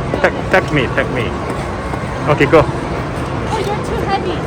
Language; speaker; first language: English; non-native, learner; Korean